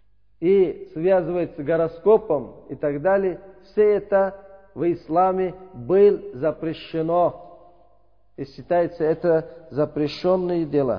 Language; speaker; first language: Russian; non-native, learner; Uzbek